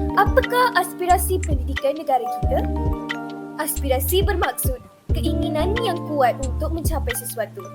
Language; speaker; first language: Malay; non-native, local second language; Tamil